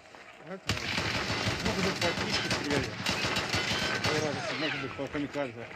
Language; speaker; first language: Russian; native; Russian